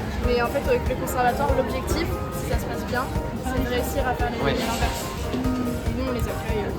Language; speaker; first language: French; native; French